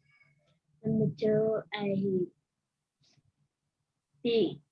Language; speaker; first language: English; non-native, learner; Vietnamese